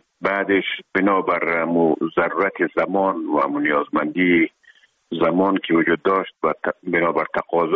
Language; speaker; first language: Persian; native; Persian